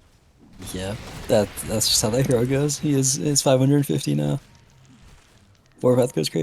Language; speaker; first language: English; native; English